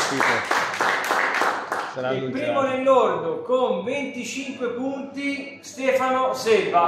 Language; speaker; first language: Italian; native; Italian